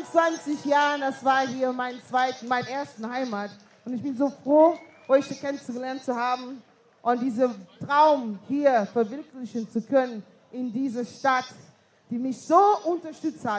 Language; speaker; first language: German; non-native, fluent; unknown